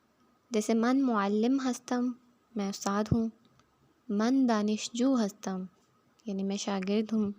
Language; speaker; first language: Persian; non-native, fluent; Urdu